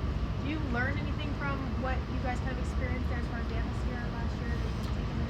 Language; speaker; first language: English; native; English